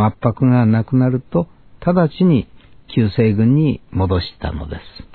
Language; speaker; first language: Japanese; native; Japanese